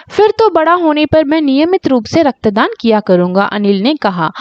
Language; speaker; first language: Hindi; non-native, local second language; Tamil